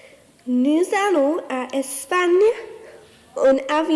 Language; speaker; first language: French; non-native, learner; English